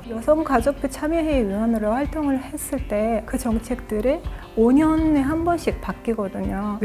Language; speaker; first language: Korean; non-native, fluent; Azerbaijani